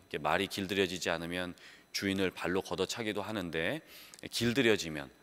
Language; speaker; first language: Korean; native; Korean